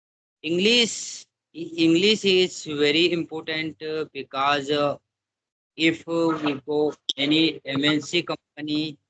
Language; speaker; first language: English; non-native, learner; Hindi